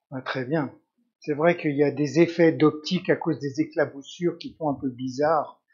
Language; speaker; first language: French; native; French